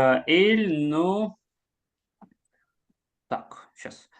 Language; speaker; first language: French; non-native, learner; Russian